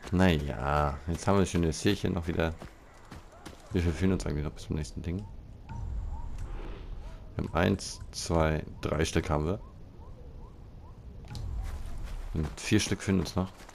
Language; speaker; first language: German; native; German